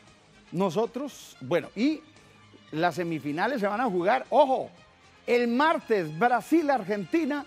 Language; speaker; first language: Spanish; native; Spanish